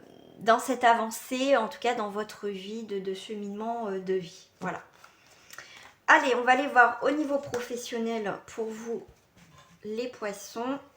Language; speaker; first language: French; native; French